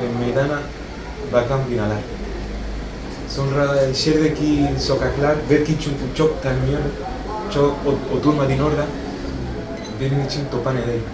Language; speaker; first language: Turkish; non-native, learner; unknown